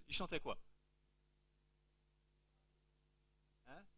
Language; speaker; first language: French; native; French